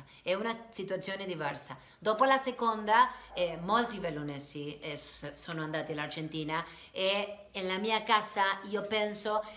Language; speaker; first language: Italian; non-native, learner; Spanish